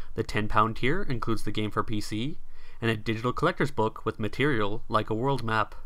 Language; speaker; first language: English; native; English